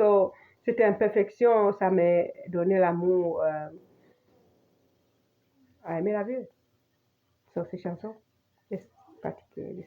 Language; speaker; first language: French; non-native, fluent; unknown